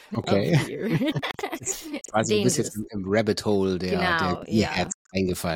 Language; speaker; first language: German; native; German